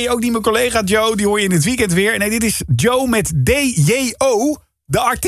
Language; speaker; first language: Dutch; native; Dutch